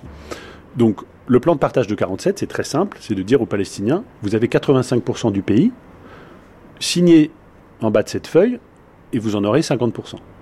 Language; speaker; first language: French; native; French